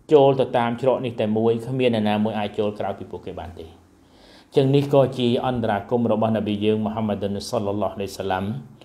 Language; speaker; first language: Khmer; non-native, local second language; Western Cham